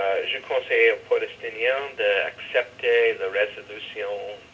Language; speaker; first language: French; non-native, learner; English